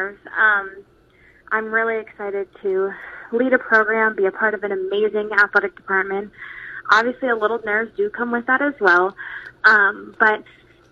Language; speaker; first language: English; native; English